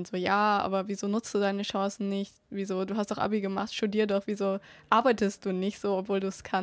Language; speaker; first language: German; native; German